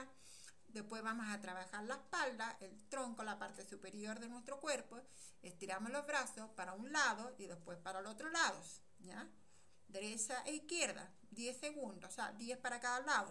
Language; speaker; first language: Spanish; native; Spanish